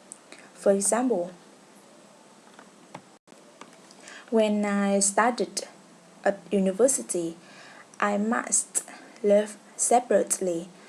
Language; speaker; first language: English; non-native, learner; Vietnamese